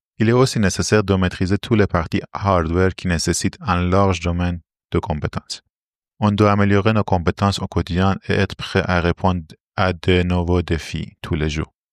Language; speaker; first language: French; non-native, fluent; Persian